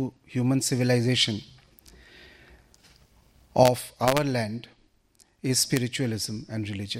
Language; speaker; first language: English; non-native, local second language; Bangla